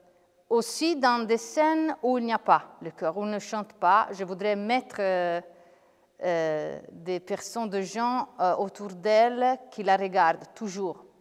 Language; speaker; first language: French; non-native, fluent; Italian